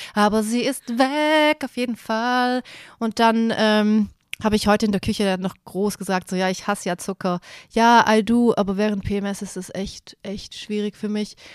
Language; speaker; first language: German; native; German